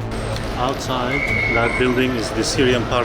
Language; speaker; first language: English; non-native, fluent; Arabic